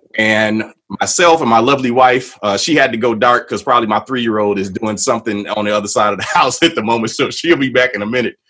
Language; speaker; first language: English; native; English